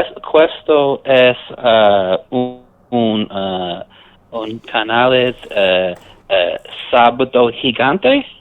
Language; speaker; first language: Spanish; non-native, learner; English